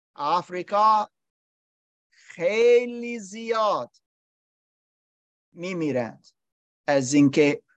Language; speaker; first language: Persian; non-native, learner; English